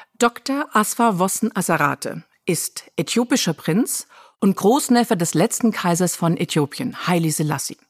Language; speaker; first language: German; native; German